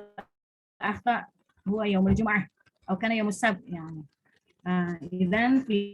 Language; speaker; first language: Arabic; non-native, learner; Indonesian